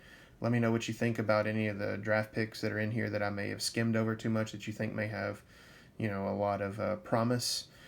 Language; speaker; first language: English; native; English